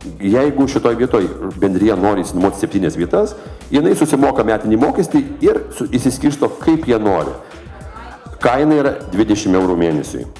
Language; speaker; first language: Lithuanian; native; Lithuanian